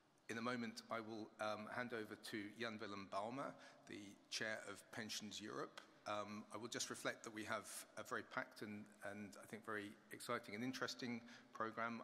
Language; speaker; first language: English; native; English